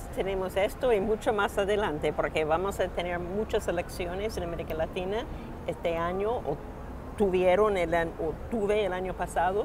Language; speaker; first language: Spanish; non-native, fluent; English